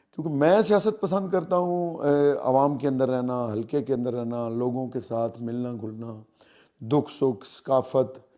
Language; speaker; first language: Urdu; non-native, local second language; Punjabi